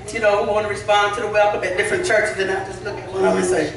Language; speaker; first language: English; native; English